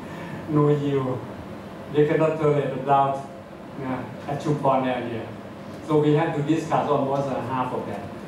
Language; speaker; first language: English; non-native, fluent; Thai